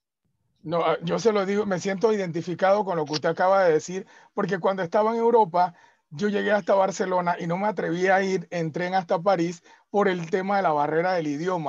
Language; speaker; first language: Spanish; native; Spanish